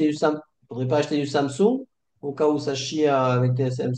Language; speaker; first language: French; native; French